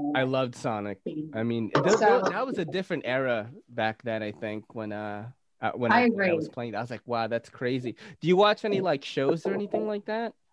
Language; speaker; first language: English; native; English